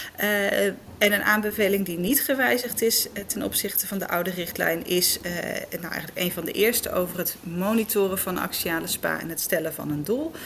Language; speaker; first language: Dutch; native; Dutch